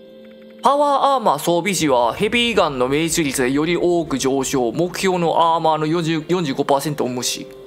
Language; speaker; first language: Japanese; native; Japanese